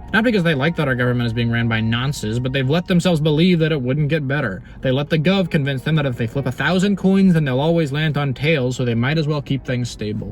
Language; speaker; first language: English; native; English